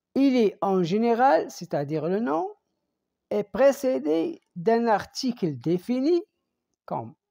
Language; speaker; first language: French; non-native, local second language; Arabic